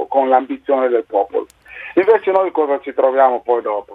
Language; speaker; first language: Italian; non-native, fluent; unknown